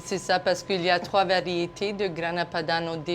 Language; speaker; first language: French; non-native, local second language; English